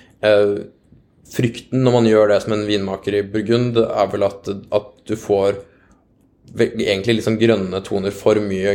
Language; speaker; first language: Norwegian; native; Norwegian